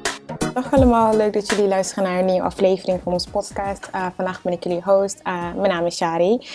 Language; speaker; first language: Dutch; native; Dutch